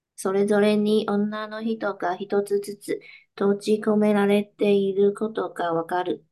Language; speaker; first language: Japanese; non-native, learner; Chinese